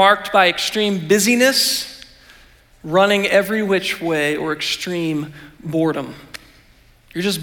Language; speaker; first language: English; native; English